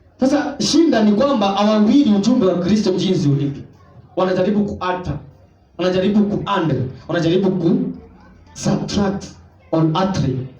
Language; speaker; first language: Swahili; non-native, local second language; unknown